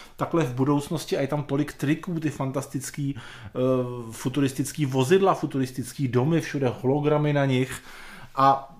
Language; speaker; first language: Czech; native; Czech